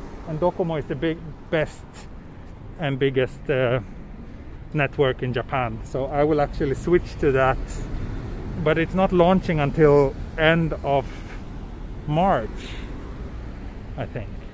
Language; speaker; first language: English; non-native, fluent; Swedish